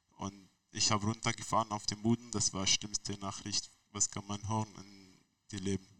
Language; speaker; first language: German; non-native, learner; Arabic